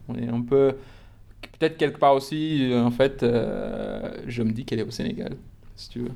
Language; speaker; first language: French; non-native, local second language; Wolof